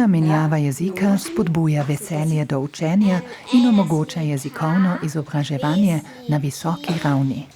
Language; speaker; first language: Slovenian; native; Slovenian